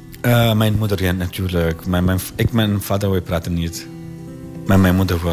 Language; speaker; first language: Dutch; non-native, learner; Arabic